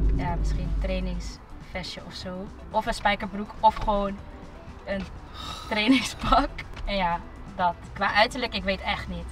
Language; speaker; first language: Dutch; early bilingual, other home language; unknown